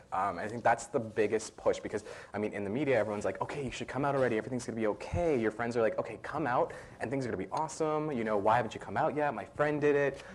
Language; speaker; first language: English; native; English